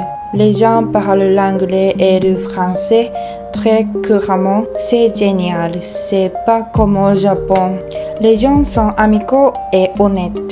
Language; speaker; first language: French; non-native, learner; Japanese